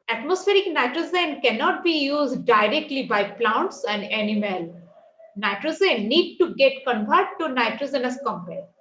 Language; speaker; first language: English; non-native, local second language; Bangla